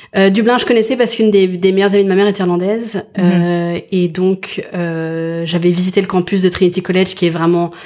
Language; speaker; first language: French; early bilingual, other home language; English